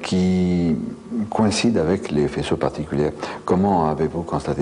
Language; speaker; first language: French; native; French